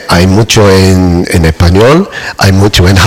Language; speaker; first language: Spanish; non-native, learner; English